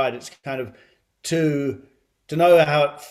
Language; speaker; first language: English; native; English